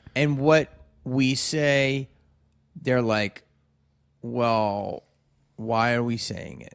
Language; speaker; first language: English; native; English